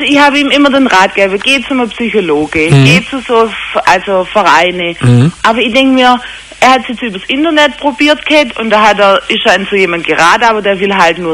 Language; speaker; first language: German; native; German